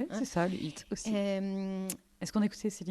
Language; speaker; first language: French; native; French